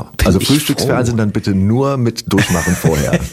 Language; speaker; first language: German; native; German